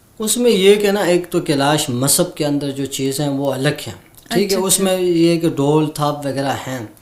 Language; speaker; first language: Urdu; non-native, local second language; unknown